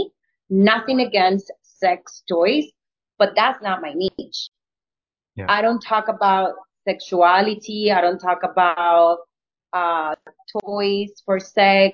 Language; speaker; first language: English; non-native, fluent; Spanish